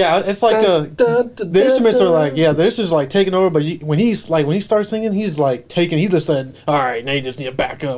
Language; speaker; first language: English; native; English